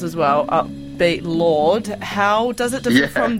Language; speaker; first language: English; native; English